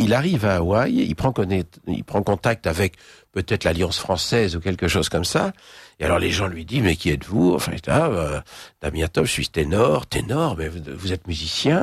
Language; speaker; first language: French; native; French